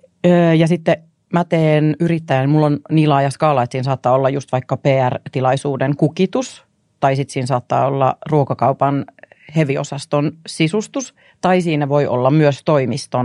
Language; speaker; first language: Finnish; native; Finnish